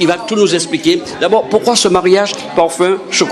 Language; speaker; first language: French; native; French